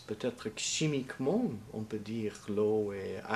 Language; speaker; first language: French; non-native, learner; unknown